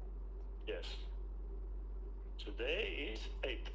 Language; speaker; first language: English; non-native, learner; Spanish